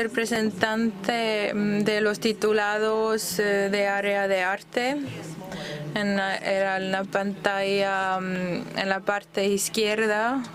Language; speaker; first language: Spanish; non-native, fluent; Dutch